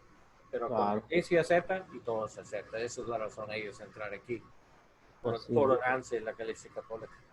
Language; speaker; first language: Spanish; non-native, learner; English